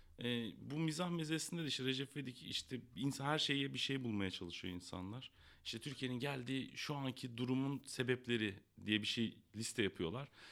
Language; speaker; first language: Turkish; native; Turkish